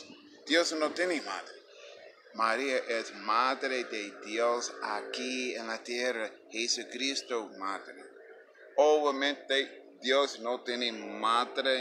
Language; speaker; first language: Spanish; non-native, fluent; English